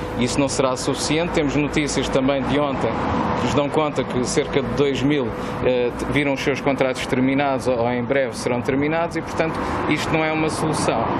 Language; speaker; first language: Portuguese; native; Portuguese